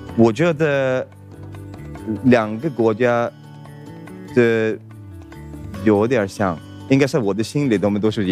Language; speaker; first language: Chinese; non-native, fluent; Swedish